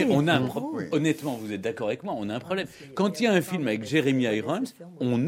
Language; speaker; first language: French; native; French